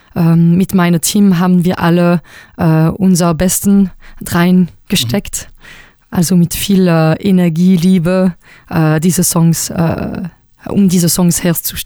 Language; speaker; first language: German; non-native, local second language; French